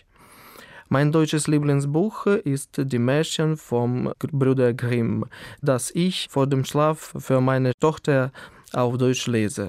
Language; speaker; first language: German; non-native, fluent; Ukrainian